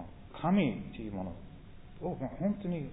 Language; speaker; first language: Japanese; non-native, fluent; English